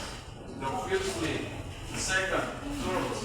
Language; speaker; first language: English; non-native, learner; Indonesian